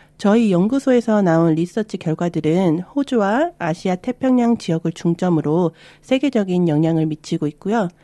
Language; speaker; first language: Korean; early bilingual, other home language; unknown